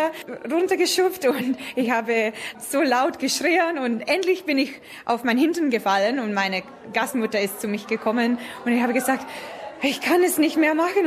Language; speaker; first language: German; non-native, learner; English